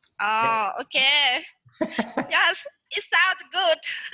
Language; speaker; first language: English; non-native, learner; Vietnamese